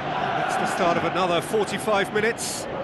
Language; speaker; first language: English; native; English